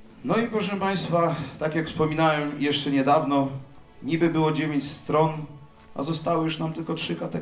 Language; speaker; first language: Polish; native; Polish